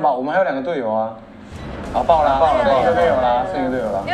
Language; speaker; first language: Chinese; native; Chinese